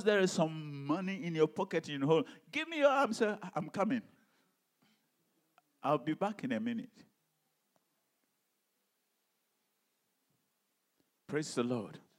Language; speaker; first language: English; non-native, local second language; Hausa